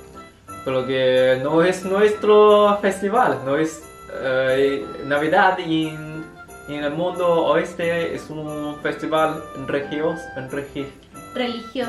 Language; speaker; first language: Spanish; non-native, learner; Chinese